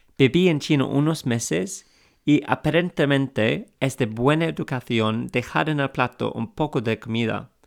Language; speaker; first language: Spanish; non-native, fluent; English